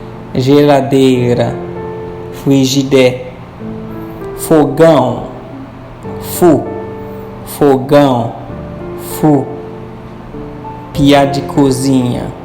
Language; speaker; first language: Portuguese; non-native, fluent; Haitian Creole